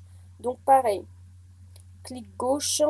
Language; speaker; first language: French; native; French